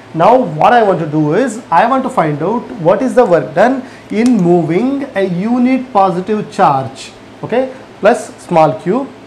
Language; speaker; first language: English; non-native, local second language; Kannada